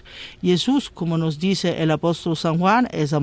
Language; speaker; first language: Spanish; non-native, learner; Italian